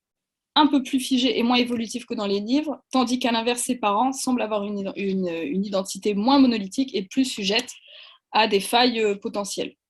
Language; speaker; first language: French; native; French